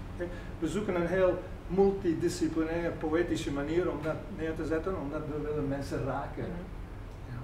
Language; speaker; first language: Dutch; non-native, fluent; English